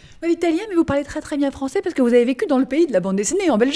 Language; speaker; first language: French; native; French